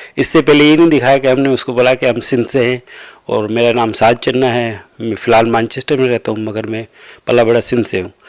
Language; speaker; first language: Urdu; non-native, local second language; Sindhi